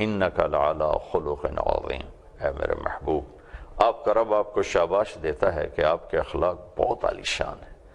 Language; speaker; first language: Urdu; non-native, local second language; Punjabi